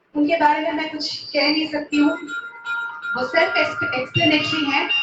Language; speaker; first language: Hindi; non-native, local second language; Bangla